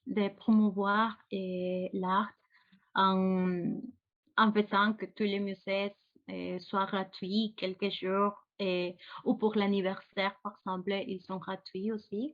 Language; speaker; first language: French; non-native, fluent; Spanish